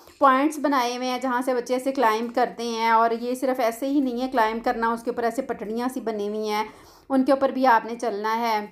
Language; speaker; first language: Urdu; non-native, local second language; Punjabi